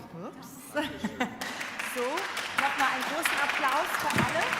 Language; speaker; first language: German; native; German